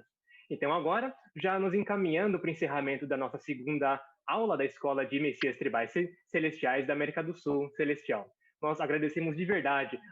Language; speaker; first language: Portuguese; native; Portuguese